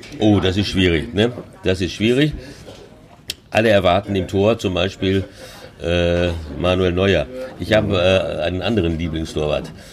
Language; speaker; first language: German; early bilingual, other home language; Hungarian